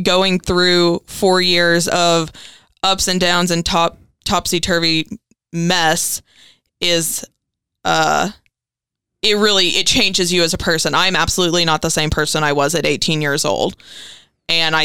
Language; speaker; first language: English; native; English